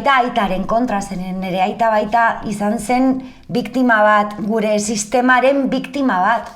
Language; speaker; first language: Basque; non-native, local second language; Spanish